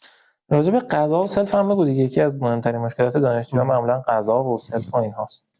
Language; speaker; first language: Persian; native; Persian